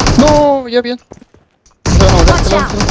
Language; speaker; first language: Spanish; native; Spanish